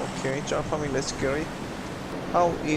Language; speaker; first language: English; non-native, learner; Korean